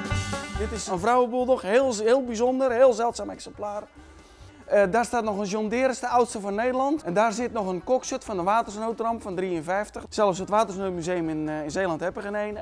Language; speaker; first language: Dutch; native; Dutch